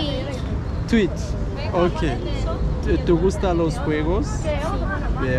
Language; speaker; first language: Spanish; non-native, learner; English